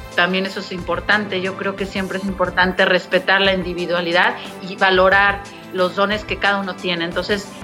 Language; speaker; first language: Spanish; native; Spanish